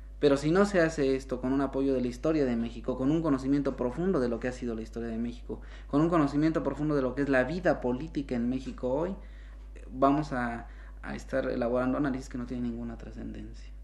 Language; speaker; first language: Spanish; native; Spanish